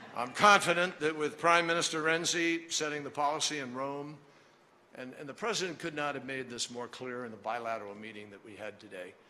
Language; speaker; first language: English; native; English